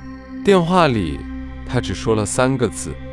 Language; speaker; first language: Chinese; non-native, fluent; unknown